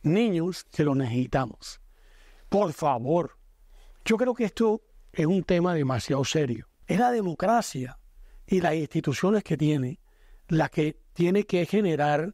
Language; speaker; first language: Spanish; native; Spanish